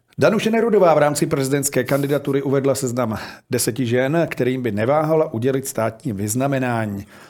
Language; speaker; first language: Czech; native; Czech